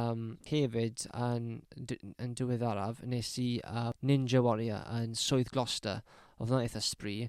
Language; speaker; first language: Welsh; non-native, local second language; English